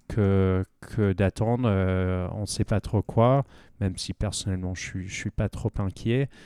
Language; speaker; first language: French; non-native, fluent; English